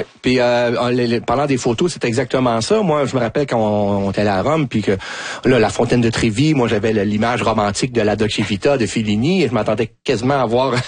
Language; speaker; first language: French; native; French